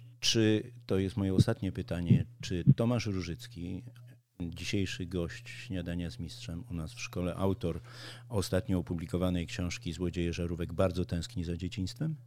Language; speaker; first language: Polish; native; Polish